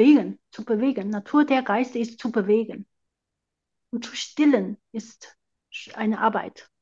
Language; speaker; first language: German; non-native, fluent; Chinese